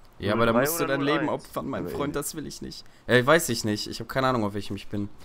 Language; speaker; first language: German; native; German